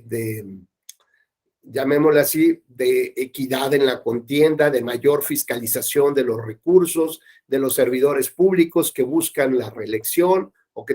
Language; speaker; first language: Spanish; native; Spanish